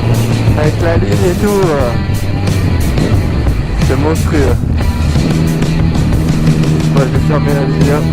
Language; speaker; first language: French; native; French